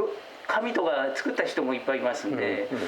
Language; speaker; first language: Japanese; native; Japanese